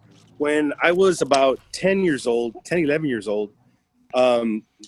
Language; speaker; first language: English; early bilingual, other home language; Spanish